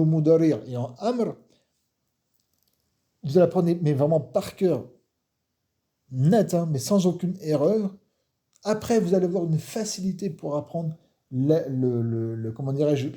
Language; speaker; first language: French; non-native, fluent; Arabic